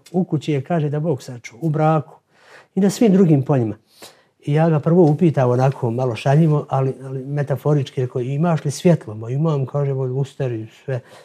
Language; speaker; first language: Bosnian; native; Bosnian